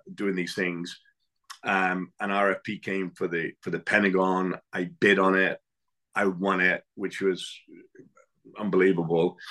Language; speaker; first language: English; native; English